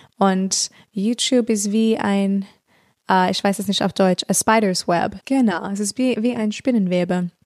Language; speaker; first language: German; non-native, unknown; English